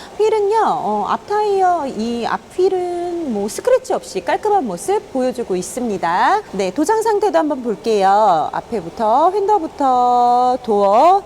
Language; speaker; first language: Korean; native; Korean